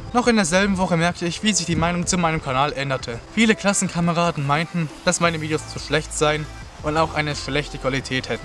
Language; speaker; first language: German; native; German